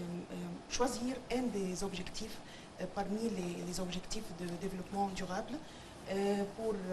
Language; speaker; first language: French; non-native, fluent; Arabic